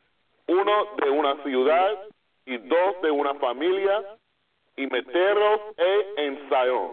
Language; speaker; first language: Spanish; non-native, fluent; English